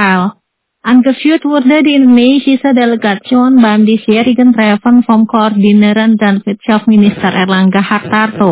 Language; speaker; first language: German; non-native, fluent; Indonesian